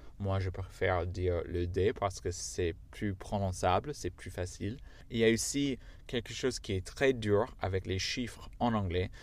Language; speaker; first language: French; non-native, fluent; English